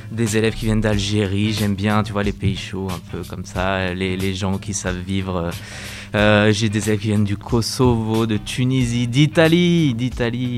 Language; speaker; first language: French; native; French